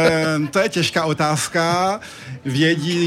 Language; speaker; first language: Czech; early bilingual, heritage; French